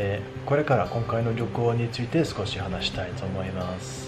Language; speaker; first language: Japanese; non-native, fluent; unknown